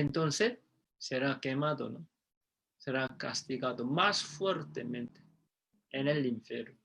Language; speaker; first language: Spanish; non-native, fluent; Korean